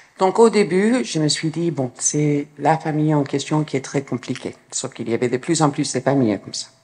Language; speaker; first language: French; non-native, fluent; English